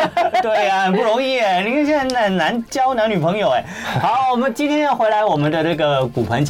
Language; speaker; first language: Chinese; native; Chinese